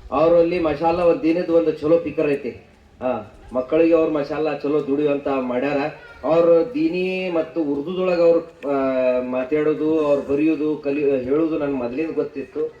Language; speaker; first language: Kannada; native; Kannada